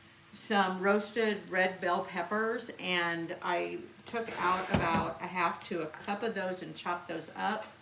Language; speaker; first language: English; native; English